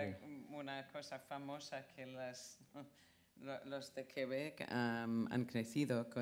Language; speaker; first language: Spanish; non-native, fluent; French